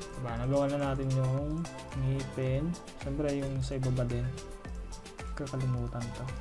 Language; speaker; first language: Filipino; non-native, local second language; Iloko